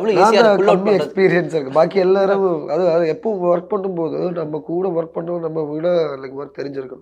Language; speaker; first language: Tamil; non-native, learner; Malayalam